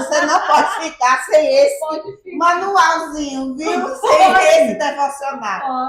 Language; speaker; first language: Portuguese; native; Portuguese